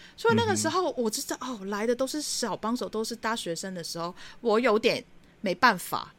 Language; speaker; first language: Chinese; non-native, fluent; Cantonese